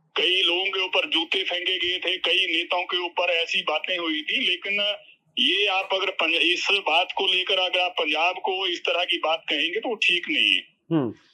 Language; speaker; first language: Hindi; native; Hindi